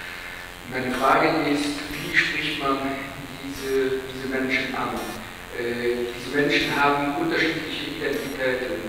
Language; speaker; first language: German; non-native, local second language; Luxembourgish